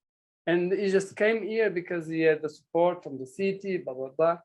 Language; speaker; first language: English; non-native, fluent; Portuguese